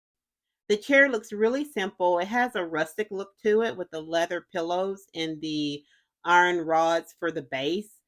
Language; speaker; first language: English; native; English